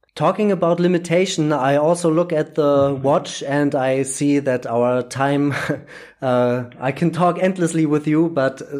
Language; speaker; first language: English; non-native, fluent; German